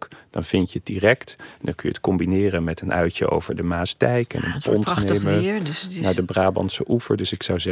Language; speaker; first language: Dutch; native; Dutch